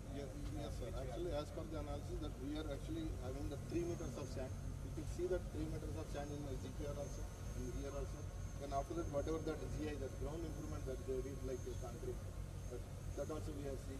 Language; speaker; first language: English; non-native, local second language; Telugu